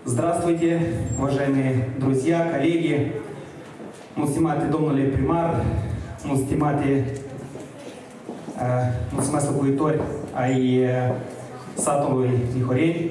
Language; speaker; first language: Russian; non-native, local second language; Romanian